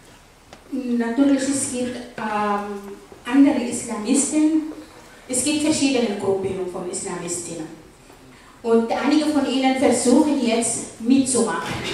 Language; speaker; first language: German; non-native, fluent; Arabic